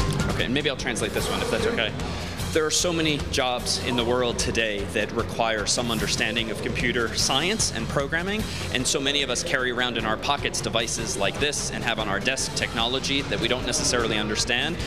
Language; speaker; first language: English; native; English